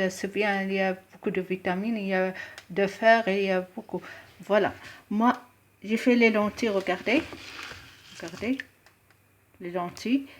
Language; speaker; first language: French; non-native, local second language; Arabic